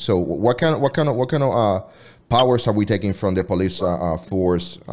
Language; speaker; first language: English; non-native, fluent; Spanish